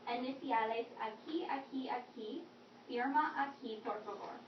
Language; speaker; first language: Spanish; non-native, learner; English